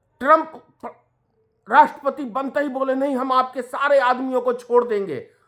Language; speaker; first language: Hindi; native; Hindi